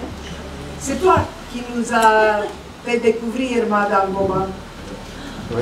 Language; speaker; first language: French; non-native, fluent; Romanian